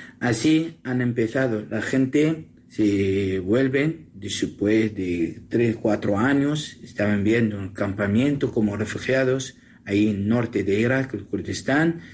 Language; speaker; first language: Spanish; non-native, learner; Assyrian Neo-Aramaic